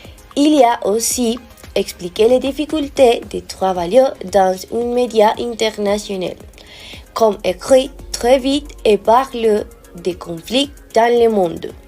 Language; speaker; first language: French; non-native, learner; Spanish